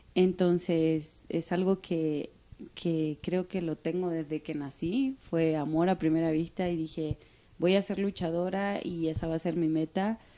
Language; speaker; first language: Spanish; native; Spanish